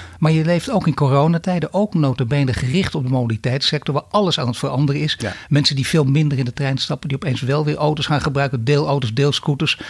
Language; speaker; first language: Dutch; native; Dutch